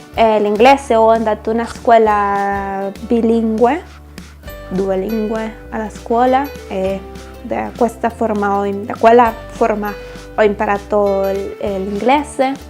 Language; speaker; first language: Italian; non-native, learner; Spanish